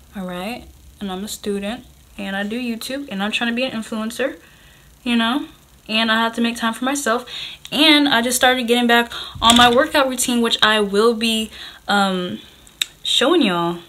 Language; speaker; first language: English; native; English